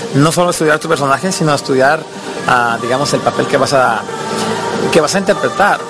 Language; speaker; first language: Spanish; native; Spanish